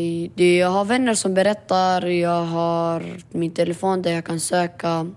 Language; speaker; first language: Swedish; early bilingual, other home language; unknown